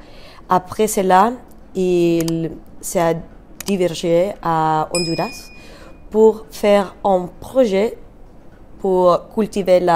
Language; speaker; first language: French; non-native, learner; Spanish